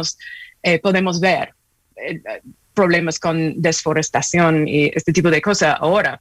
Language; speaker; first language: Spanish; non-native, fluent; English